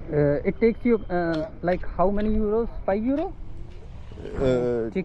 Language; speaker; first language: English; non-native, learner; Hindi